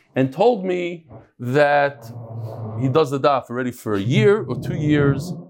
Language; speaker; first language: English; native; English